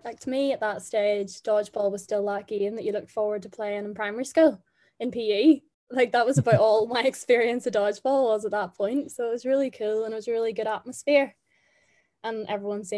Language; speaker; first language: English; native; English